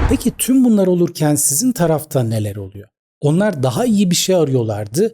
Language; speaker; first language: Turkish; native; Turkish